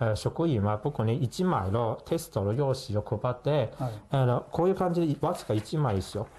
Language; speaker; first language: Japanese; non-native, fluent; Chinese